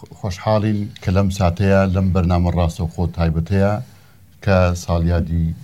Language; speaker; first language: Central Kurdish; native; Central Kurdish